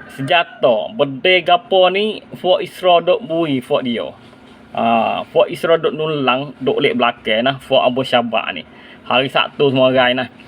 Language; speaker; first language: Malay; native; Malay